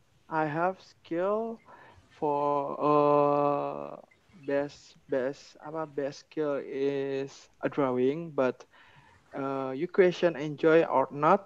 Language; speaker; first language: English; non-native, learner; Indonesian